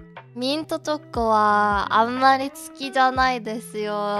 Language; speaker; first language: Japanese; non-native, learner; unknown